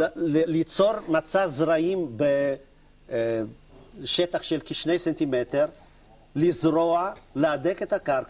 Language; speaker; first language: Hebrew; native; Hebrew